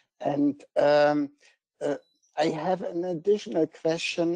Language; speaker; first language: English; non-native, fluent; German